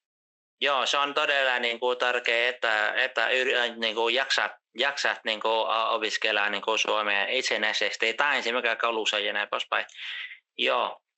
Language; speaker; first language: Finnish; non-native, fluent; Vietnamese